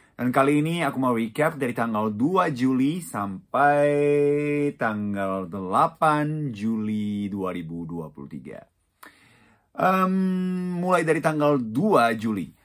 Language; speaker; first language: Indonesian; non-native, fluent; Japanese